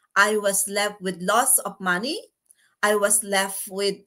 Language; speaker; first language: English; non-native, local second language; Filipino